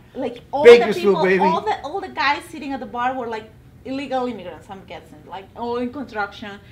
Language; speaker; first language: English; non-native, fluent; Spanish